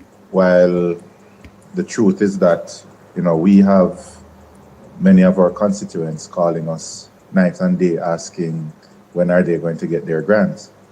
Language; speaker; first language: English; native; English